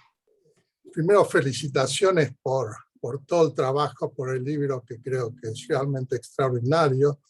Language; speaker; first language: Spanish; early bilingual, heritage; Spanish